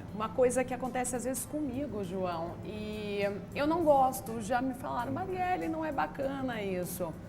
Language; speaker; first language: Portuguese; native; Portuguese